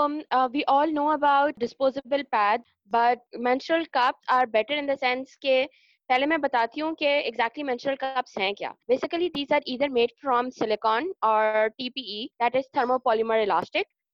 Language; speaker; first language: English; non-native, local second language; Urdu